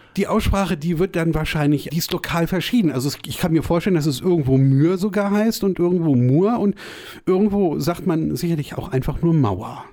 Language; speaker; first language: German; native; German